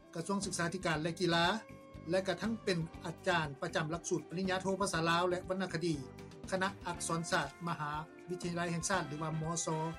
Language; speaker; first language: Lao; native; Lao